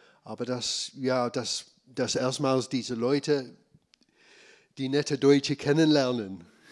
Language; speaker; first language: German; non-native, fluent; English